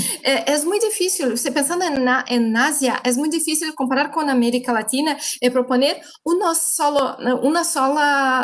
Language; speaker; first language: Spanish; non-native, fluent; Portuguese